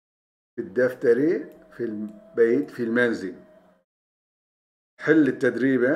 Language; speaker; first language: Arabic; non-native, fluent; Turkish